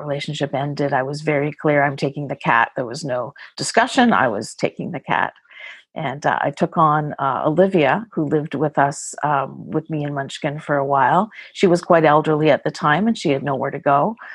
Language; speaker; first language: English; native; English